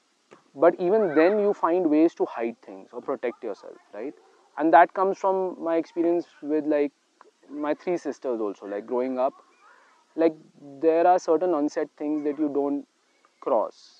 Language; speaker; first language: English; non-native, local second language; Hindi